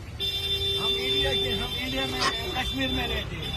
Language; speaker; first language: Hindi; non-native, local second language; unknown